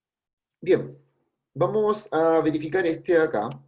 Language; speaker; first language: Spanish; native; Spanish